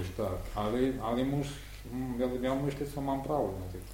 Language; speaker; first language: Polish; non-native, learner; Ukrainian